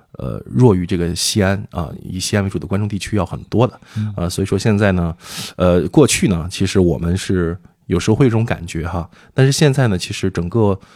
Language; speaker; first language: Chinese; native; Chinese